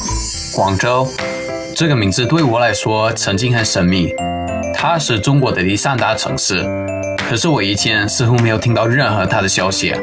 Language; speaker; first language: Chinese; non-native, fluent; English